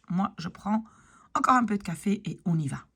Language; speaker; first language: French; native; French